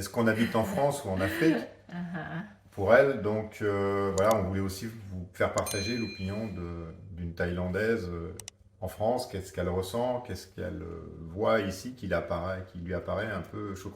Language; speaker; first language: French; native; French